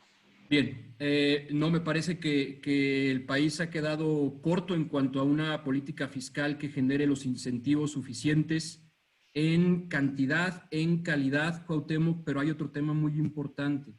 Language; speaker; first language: Spanish; native; Spanish